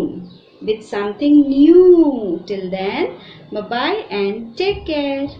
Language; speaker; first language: English; non-native, local second language; Hindi